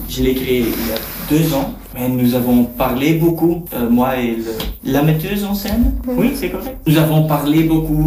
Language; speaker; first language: French; non-native, learner; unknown